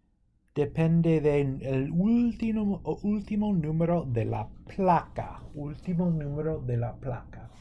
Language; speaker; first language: Spanish; non-native, fluent; English